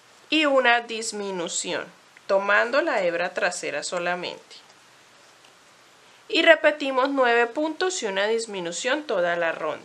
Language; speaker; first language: Spanish; native; Spanish